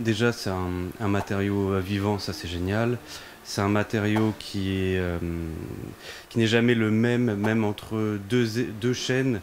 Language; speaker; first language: French; native; French